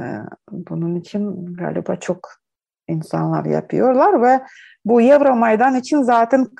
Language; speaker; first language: Turkish; non-native, learner; Ukrainian